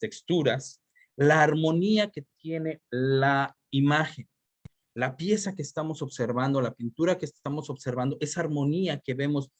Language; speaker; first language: Spanish; native; Spanish